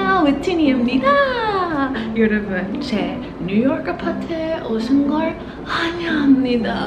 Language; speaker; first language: Korean; non-native, fluent; English